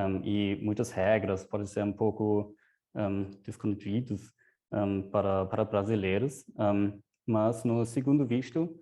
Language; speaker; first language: Portuguese; non-native, fluent; German